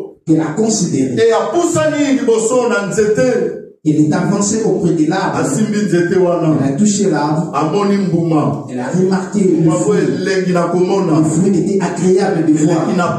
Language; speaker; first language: French; non-native, local second language; Lingala